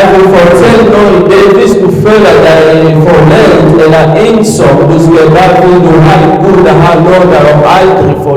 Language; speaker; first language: Danish; early bilingual, other home language; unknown